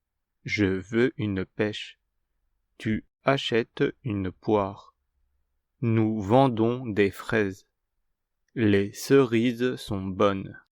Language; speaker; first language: French; non-native, fluent; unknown